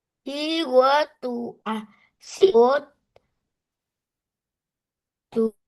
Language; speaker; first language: English; non-native, learner; Vietnamese